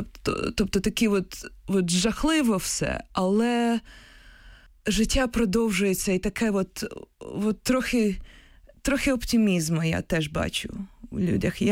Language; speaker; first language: Ukrainian; non-native, local second language; Russian